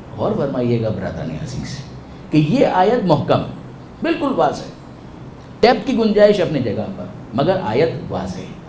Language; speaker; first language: Urdu; non-native, local second language; Gujarati